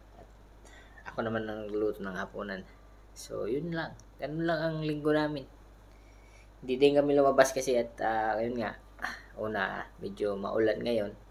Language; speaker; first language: Filipino; native; Filipino